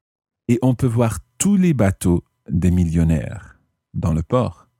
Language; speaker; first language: French; non-native, fluent; English